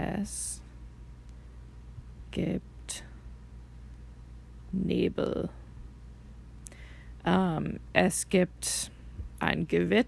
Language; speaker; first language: German; non-native, fluent; English